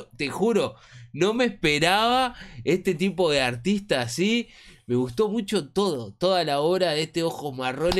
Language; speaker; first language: Spanish; native; Spanish